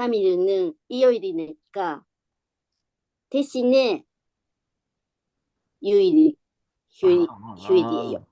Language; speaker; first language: Korean; non-native, learner; Japanese